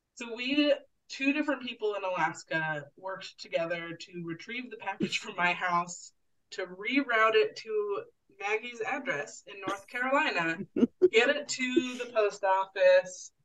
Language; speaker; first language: English; native; English